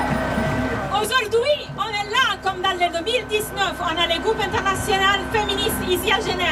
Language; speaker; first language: French; non-native, learner; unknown